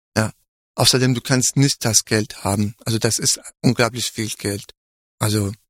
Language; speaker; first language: German; non-native, fluent; Arabic